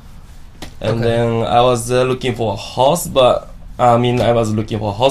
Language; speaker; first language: English; non-native, fluent; Japanese